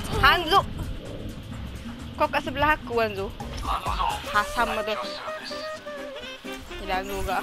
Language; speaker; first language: Malay; native; Malay